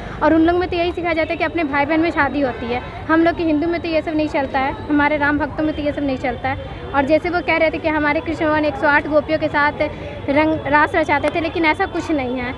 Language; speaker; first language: Hindi; native; Hindi